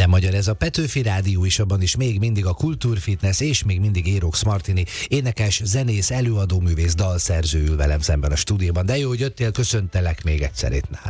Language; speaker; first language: Hungarian; native; Hungarian